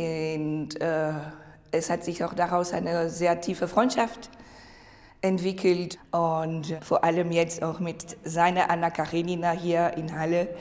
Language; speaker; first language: German; non-native, fluent; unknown